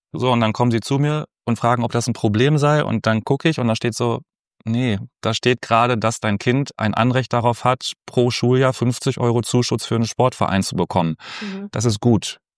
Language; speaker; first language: German; native; German